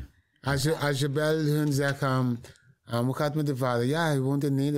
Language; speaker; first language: Dutch; non-native, learner; Papiamento